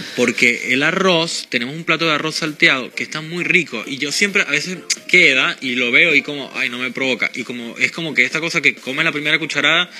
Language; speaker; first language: Spanish; native; Spanish